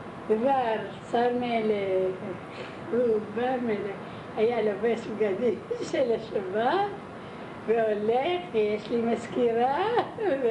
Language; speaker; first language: Hebrew; non-native, fluent; Arabic